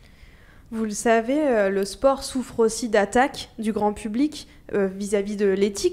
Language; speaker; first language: French; native; French